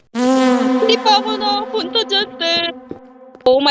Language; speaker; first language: Filipino; native; Filipino